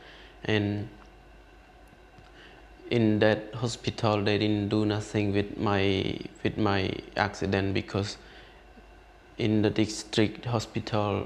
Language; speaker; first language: English; non-native, learner; Khmer